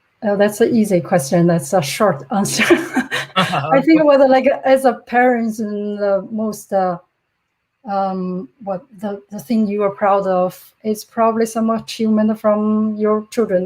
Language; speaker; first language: English; non-native, fluent; Chinese